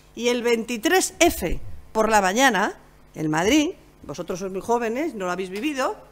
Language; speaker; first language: Spanish; native; Spanish